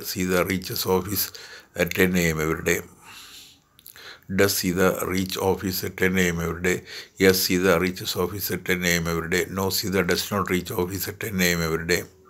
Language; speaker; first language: English; non-native, local second language; Malayalam